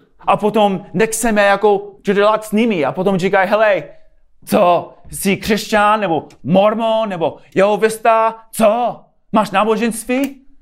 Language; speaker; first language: Czech; non-native, fluent; English